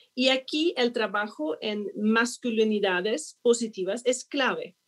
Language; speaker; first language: Spanish; non-native, fluent; Swedish